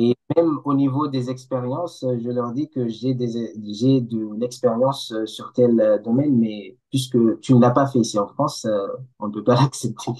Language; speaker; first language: French; non-native, local second language; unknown